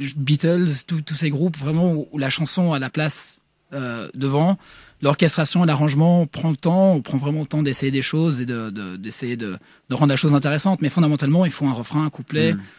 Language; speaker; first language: French; non-native, fluent; Swedish